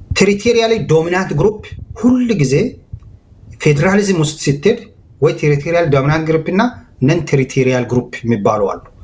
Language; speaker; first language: Amharic; non-native, local second language; Hadiyya